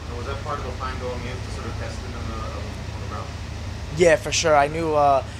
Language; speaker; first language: English; native; English